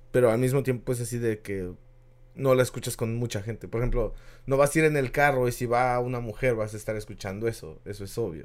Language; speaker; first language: Spanish; native; Spanish